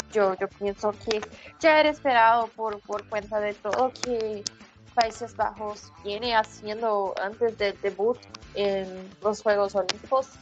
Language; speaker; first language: Spanish; non-native, fluent; Portuguese